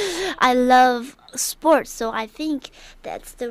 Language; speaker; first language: English; non-native, learner; Korean